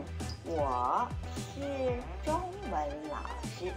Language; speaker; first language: Chinese; non-native, fluent; Japanese